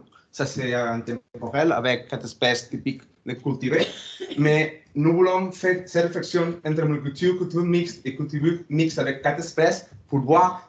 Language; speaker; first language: French; non-native, fluent; Spanish